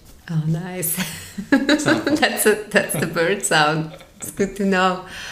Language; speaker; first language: English; non-native, fluent; German